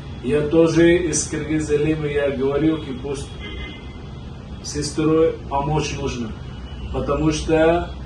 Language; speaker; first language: Russian; non-native, learner; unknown